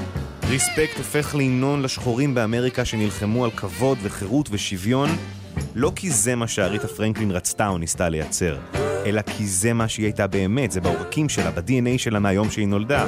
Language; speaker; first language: Hebrew; native; Hebrew